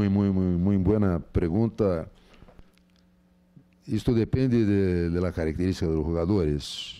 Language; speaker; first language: Spanish; non-native, fluent; Portuguese